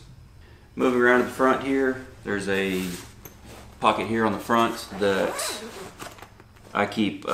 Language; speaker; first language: English; native; English